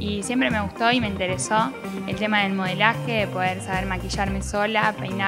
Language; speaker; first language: Spanish; native; Spanish